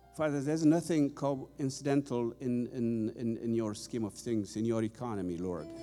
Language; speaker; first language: English; non-native, fluent; Amharic